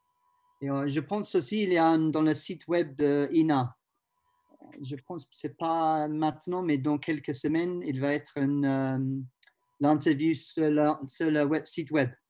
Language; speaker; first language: French; non-native, learner; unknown